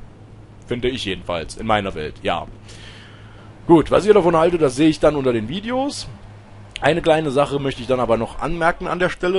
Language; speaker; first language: German; native; German